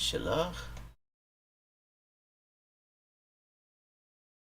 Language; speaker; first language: Hebrew; non-native, learner; English